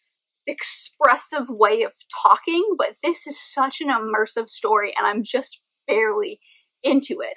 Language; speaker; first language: English; native; English